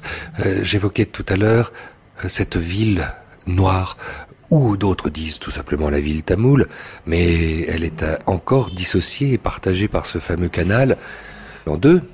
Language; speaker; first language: French; native; French